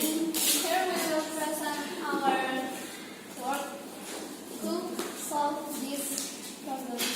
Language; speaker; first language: English; non-native, learner; Indonesian